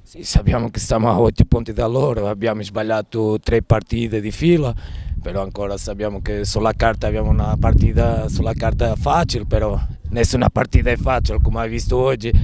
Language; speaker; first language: Italian; non-native, learner; Portuguese